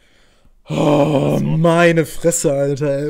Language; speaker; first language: German; native; German